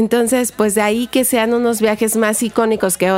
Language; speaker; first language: Spanish; native; Spanish